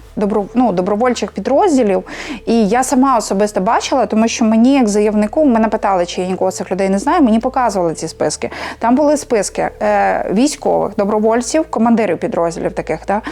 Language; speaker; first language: Ukrainian; native; Ukrainian